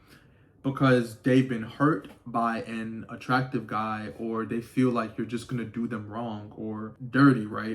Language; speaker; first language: English; native; English